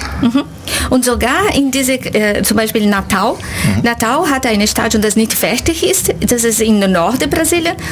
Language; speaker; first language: German; non-native, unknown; Portuguese